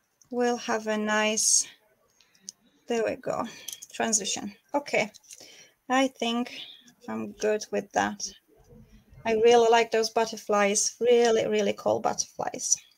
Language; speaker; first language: English; non-native, fluent; Polish